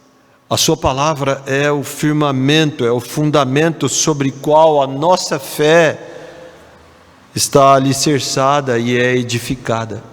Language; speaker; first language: Portuguese; native; Portuguese